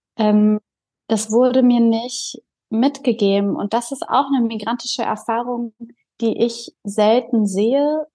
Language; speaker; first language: German; early bilingual, other home language; Bulgarian